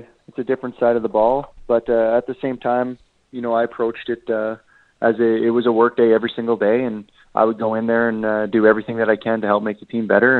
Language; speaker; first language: English; native; English